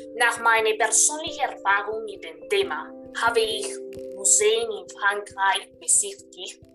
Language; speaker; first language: German; non-native, learner; Spanish